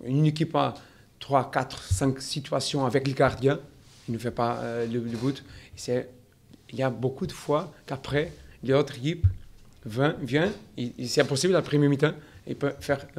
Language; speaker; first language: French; non-native, learner; Portuguese